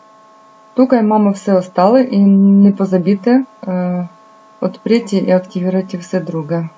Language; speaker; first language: Slovenian; non-native, fluent; Russian